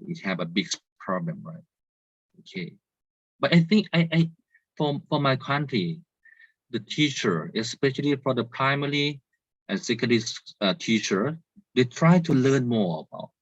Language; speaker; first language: English; non-native, learner; Thai